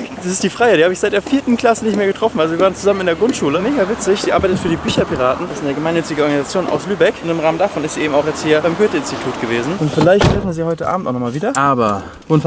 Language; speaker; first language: German; native; German